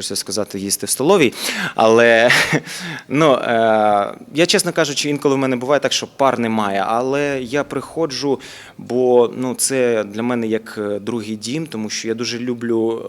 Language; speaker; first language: Ukrainian; native; Ukrainian